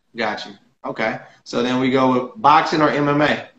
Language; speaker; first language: English; native; English